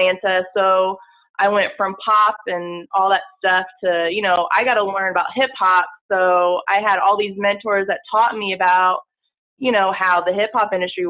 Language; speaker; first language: English; native; English